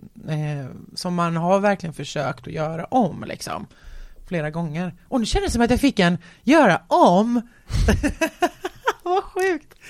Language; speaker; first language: Swedish; native; Swedish